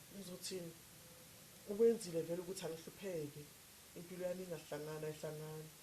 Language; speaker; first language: Zulu; native; Zulu